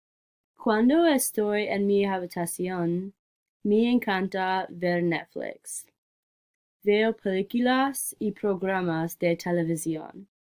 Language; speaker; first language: Spanish; non-native, learner; English